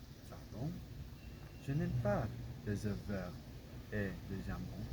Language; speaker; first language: French; non-native, learner; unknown